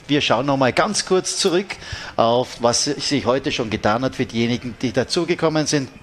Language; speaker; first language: German; native; German